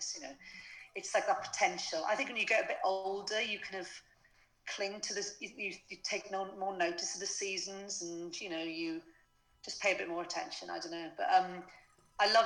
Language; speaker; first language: English; native; English